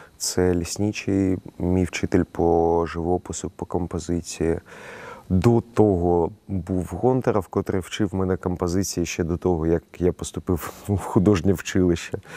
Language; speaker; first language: Ukrainian; non-native, local second language; Russian